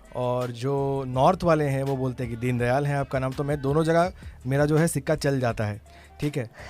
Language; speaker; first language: Hindi; non-native, local second language; Tamil